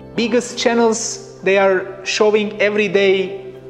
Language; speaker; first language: English; non-native, fluent; Turkish